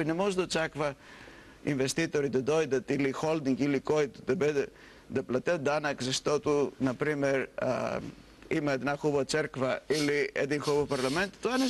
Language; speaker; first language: Bulgarian; non-native, fluent; Greek